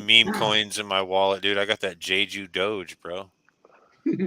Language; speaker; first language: English; native; English